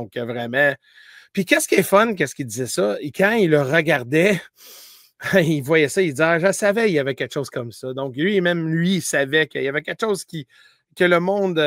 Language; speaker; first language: French; native; French